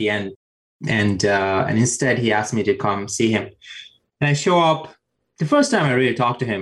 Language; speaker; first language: English; non-native, local second language; Sinhala